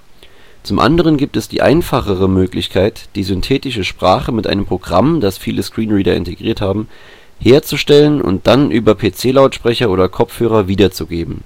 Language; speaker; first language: German; native; German